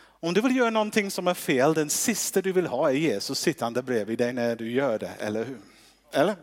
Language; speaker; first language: Swedish; non-native, fluent; English